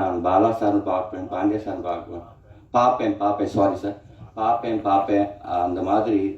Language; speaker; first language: Tamil; non-native, learner; Telugu